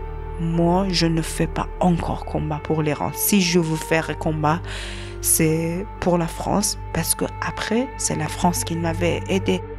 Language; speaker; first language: French; non-native, learner; Persian